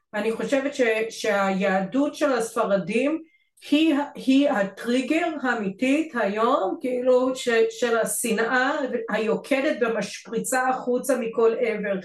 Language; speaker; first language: Hebrew; non-native, fluent; English